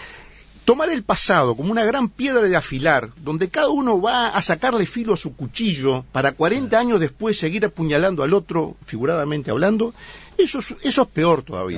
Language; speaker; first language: Spanish; native; Spanish